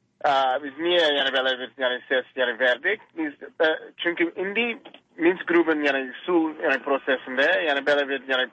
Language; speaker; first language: Turkish; non-native, learner; English